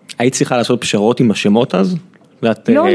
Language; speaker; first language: Hebrew; native; Hebrew